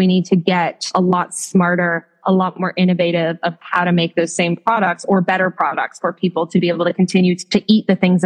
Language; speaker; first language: English; native; English